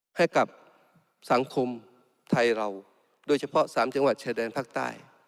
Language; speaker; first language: Thai; non-native, local second language; Malay